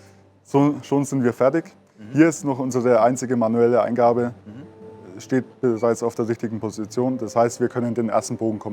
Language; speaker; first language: German; native; German